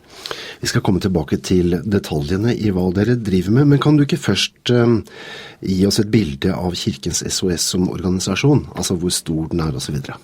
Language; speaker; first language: Norwegian; native; Norwegian